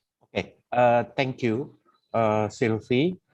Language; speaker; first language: English; non-native, fluent; Indonesian